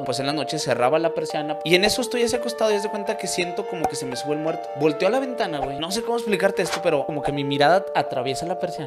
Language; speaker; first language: Spanish; native; Spanish